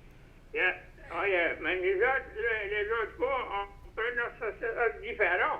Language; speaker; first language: French; native; French